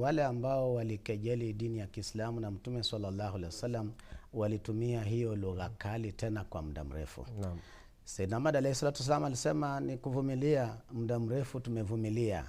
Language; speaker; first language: Swahili; native; Swahili